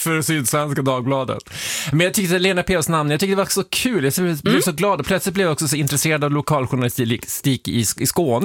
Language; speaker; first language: Swedish; native; Swedish